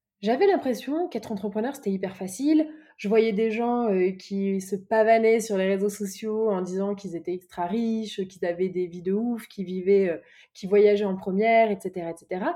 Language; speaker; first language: French; native; French